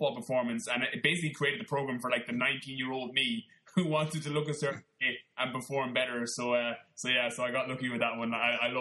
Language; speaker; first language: English; native; English